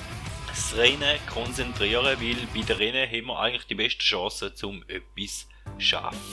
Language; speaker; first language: German; native; German